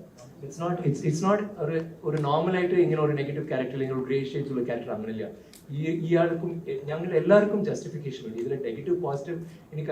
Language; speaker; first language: Malayalam; non-native, learner; Tamil